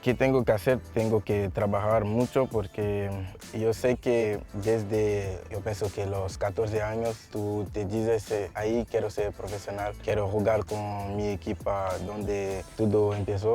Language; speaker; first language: Spanish; non-native, learner; Portuguese